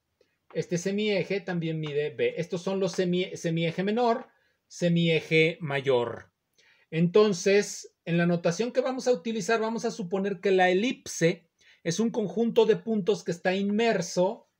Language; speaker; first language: Spanish; native; Spanish